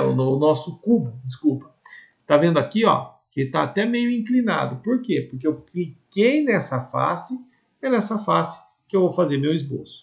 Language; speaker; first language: Portuguese; native; Portuguese